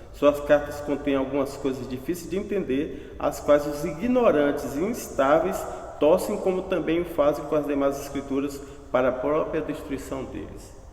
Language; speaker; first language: Portuguese; native; Portuguese